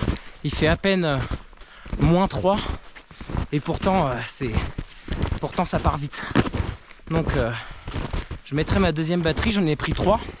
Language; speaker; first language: French; native; French